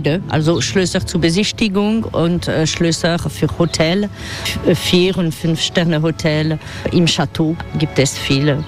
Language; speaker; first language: German; non-native, fluent; French